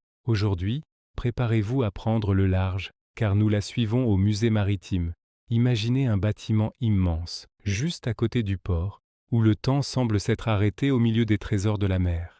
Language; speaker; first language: French; native; French